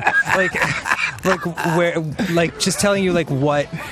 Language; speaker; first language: English; early bilingual, other home language; Hebrew